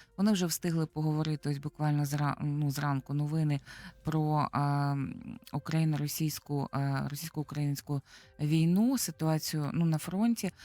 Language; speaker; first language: Ukrainian; native; Ukrainian